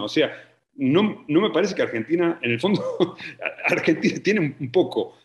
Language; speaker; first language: Spanish; native; Spanish